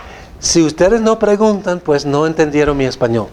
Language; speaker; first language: Spanish; non-native, fluent; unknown